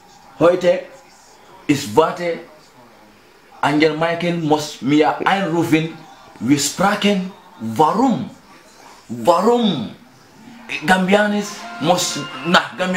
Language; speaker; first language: German; non-native, learner; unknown